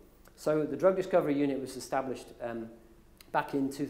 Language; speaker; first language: English; native; English